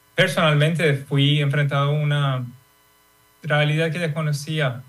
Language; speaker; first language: Spanish; non-native, fluent; Persian